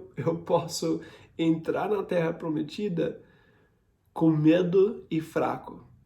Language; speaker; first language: Portuguese; non-native, fluent; English